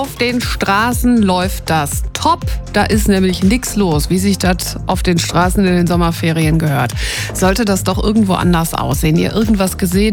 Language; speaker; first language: German; native; German